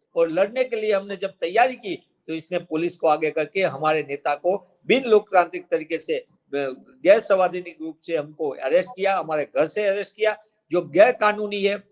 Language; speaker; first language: Hindi; non-native, local second language; Gujarati